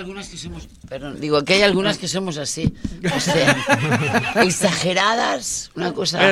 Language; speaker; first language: Spanish; native; Spanish